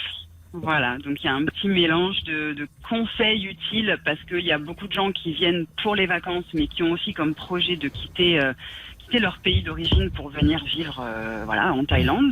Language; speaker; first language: French; native; French